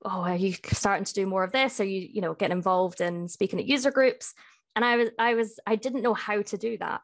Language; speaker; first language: English; native; English